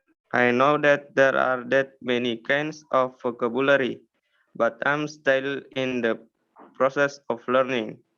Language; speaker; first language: English; non-native, learner; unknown